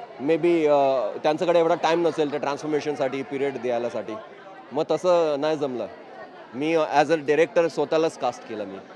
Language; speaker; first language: Marathi; non-native, local second language; Malayalam